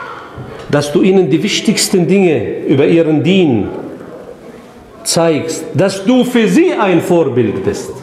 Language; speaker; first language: German; non-native, fluent; Arabic